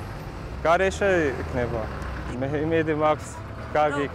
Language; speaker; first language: Georgian; non-native, local second language; Azerbaijani